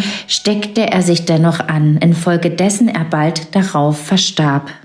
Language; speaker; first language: German; native; German